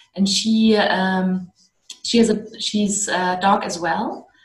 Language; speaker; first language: English; non-native, fluent; German